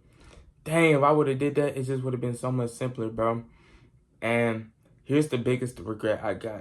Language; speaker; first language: English; native; English